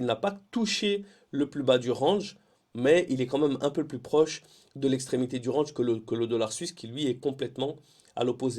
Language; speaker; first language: French; native; French